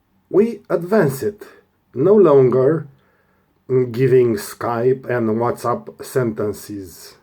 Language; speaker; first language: English; non-native, learner; Romanian